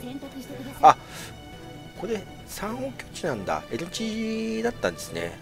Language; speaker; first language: Japanese; native; Japanese